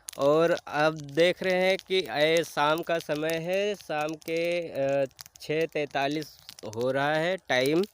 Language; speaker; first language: Hindi; native; Hindi